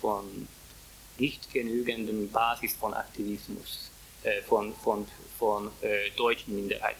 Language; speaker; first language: German; non-native, fluent; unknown